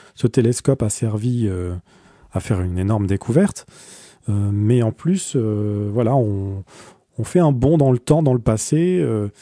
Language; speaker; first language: French; native; French